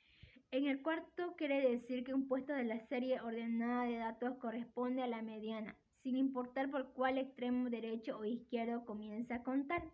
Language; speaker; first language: Spanish; native; Spanish